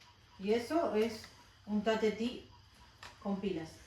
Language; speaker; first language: Spanish; native; Spanish